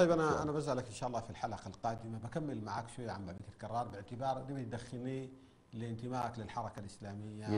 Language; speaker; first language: Arabic; native; Arabic